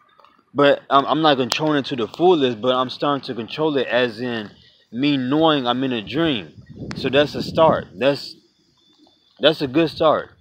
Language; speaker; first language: English; native; English